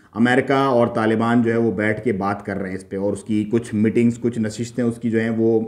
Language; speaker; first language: Urdu; native; Urdu